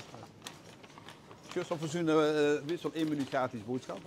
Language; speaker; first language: Dutch; native; Dutch